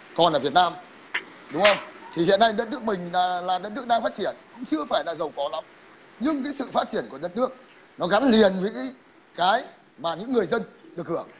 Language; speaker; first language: Vietnamese; native; Vietnamese